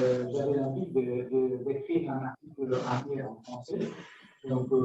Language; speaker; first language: French; non-native, fluent; Spanish